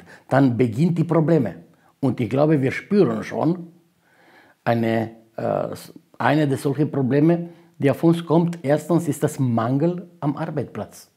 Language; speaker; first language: German; non-native, fluent; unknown